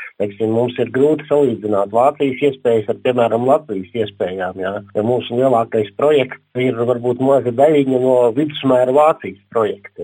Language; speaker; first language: Latvian; native; Latvian